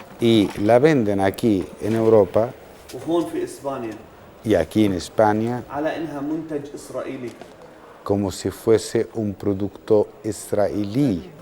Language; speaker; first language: Spanish; non-native, fluent; Arabic